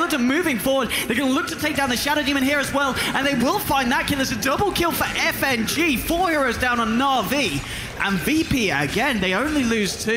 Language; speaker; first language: English; native; English